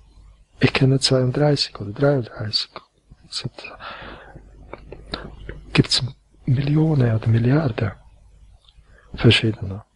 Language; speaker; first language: German; non-native, fluent; Croatian